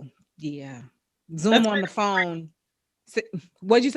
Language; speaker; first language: English; native; English